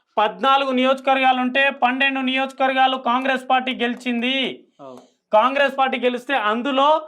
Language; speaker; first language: Telugu; non-native, local second language; Lambadi